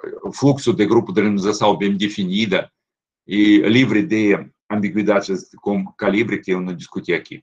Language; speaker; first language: Portuguese; non-native, fluent; Russian